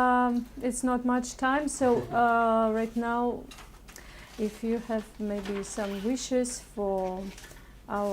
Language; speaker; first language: English; non-native, learner; Russian